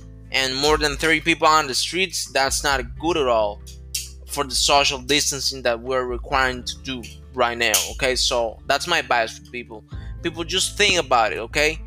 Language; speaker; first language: English; non-native, fluent; Spanish